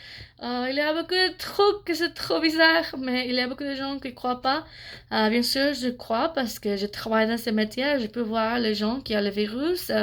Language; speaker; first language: French; non-native, fluent; English